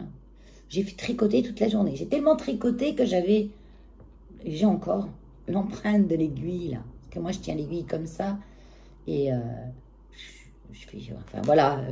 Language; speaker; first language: French; native; French